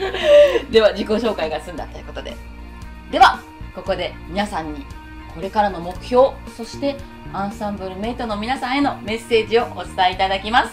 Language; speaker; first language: Japanese; native; Japanese